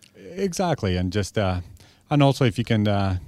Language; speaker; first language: English; early bilingual, other home language; Spanish